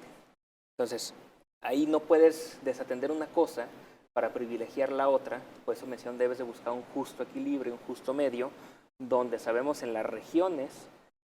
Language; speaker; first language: Spanish; native; Spanish